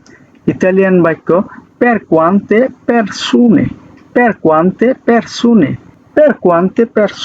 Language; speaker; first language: Italian; non-native, learner; Bangla